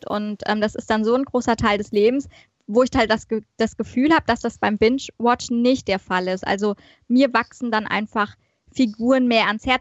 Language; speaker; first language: German; native; German